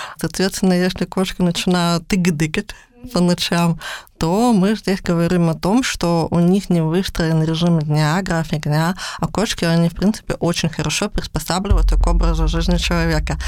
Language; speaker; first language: Russian; native; Russian